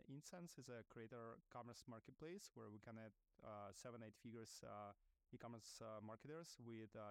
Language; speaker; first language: English; non-native, fluent; Russian